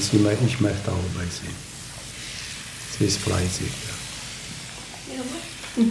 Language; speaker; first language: German; non-native, learner; Italian